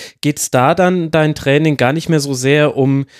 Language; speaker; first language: German; native; German